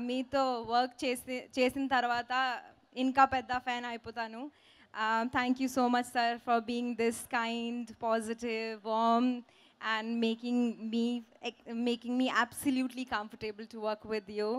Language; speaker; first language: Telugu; non-native, learner; Hindi